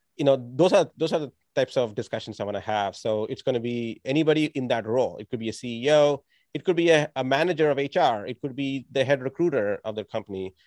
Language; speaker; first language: English; non-native, local second language; Tamil